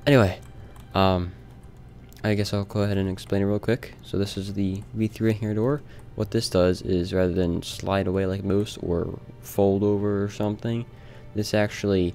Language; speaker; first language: English; native; English